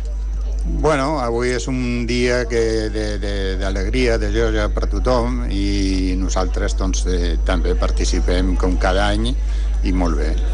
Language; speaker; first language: Catalan; non-native, local second language; Spanish